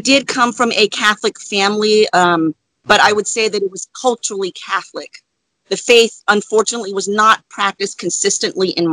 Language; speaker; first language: English; native; English